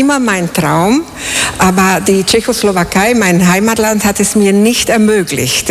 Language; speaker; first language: German; non-native, fluent; Slovak